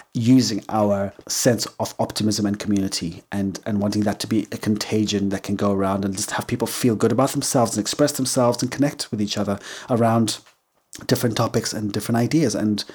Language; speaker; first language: English; native; English